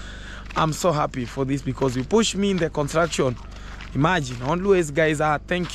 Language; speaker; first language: English; non-native, learner; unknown